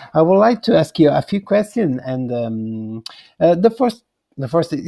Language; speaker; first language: English; non-native, fluent; Italian